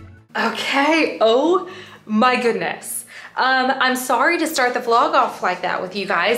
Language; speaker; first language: English; native; English